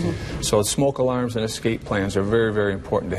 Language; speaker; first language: English; native; English